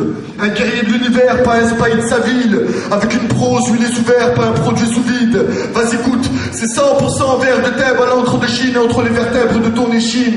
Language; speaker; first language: French; native; French